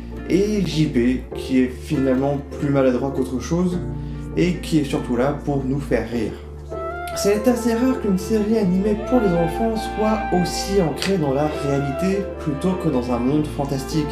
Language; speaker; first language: French; native; French